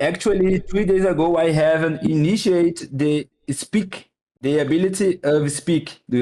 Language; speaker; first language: English; non-native, learner; Portuguese